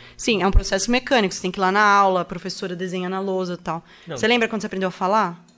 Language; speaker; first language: Portuguese; native; Portuguese